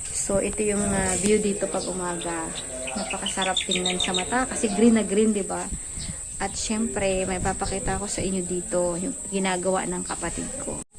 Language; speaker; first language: Filipino; non-native, local second language; Bikol